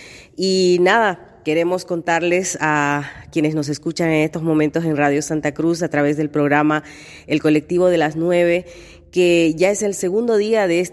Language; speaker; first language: Spanish; native; Spanish